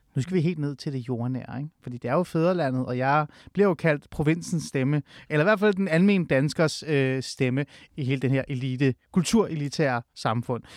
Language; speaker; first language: Danish; early bilingual, other home language; Persian